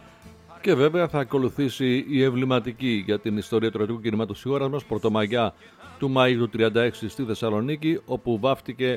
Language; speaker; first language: Greek; native; Greek